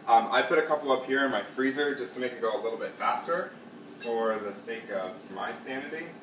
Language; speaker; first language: English; native; English